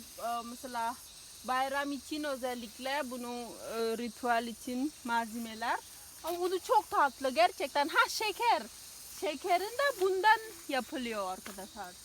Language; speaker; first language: Turkish; non-native, learner; Indonesian